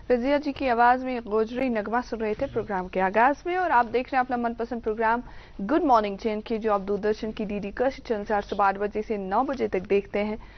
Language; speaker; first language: Hindi; non-native, local second language; Kashmiri